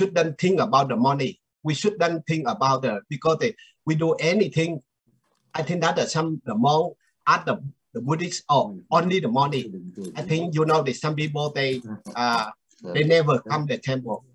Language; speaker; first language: English; non-native, learner; Vietnamese